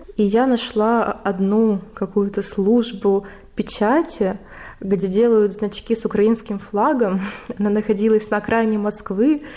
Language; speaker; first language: Russian; native; Russian